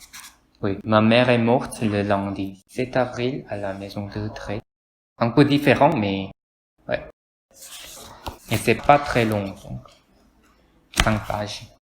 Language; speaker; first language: French; non-native, learner; Korean